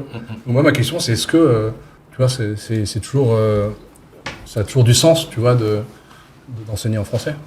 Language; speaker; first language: French; native; French